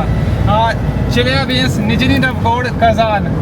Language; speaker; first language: Russian; non-native, learner; Hindi